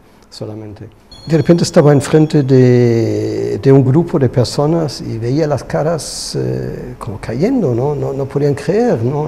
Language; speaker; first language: Spanish; non-native, fluent; German